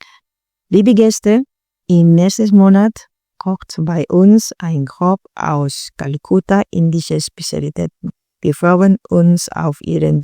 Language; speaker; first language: German; non-native, learner; Filipino